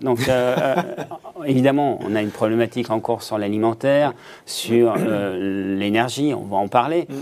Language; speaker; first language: French; native; French